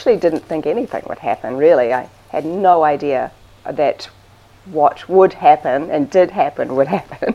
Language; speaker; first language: English; native; English